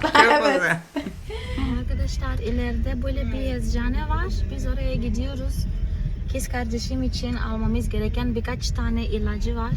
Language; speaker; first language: Turkish; non-native, fluent; Portuguese